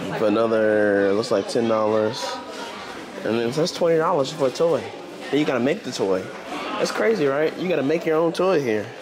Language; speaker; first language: English; native; English